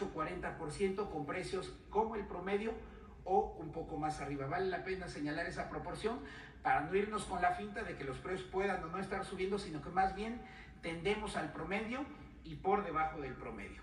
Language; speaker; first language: Spanish; native; Spanish